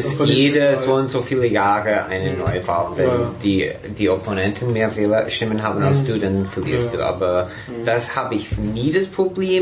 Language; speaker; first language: German; non-native, fluent; English